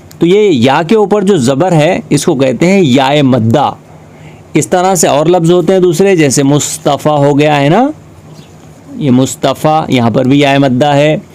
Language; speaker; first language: Urdu; native; Urdu